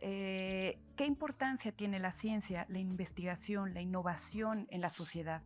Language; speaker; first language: Spanish; native; Spanish